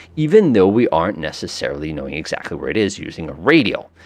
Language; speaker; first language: English; native; English